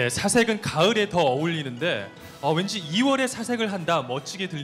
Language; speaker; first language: Korean; native; Korean